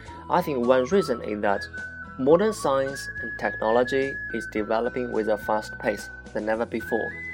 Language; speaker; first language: English; non-native, fluent; Chinese